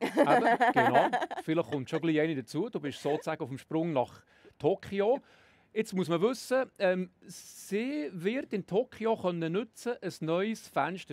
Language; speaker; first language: German; native; German